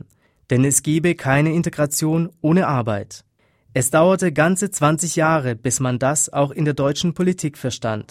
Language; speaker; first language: German; native; German